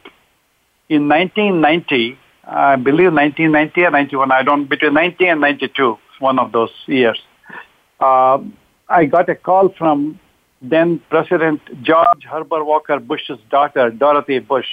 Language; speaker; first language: English; non-native, local second language; Kannada